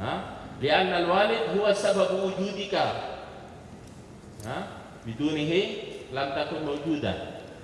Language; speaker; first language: Arabic; non-native, fluent; Indonesian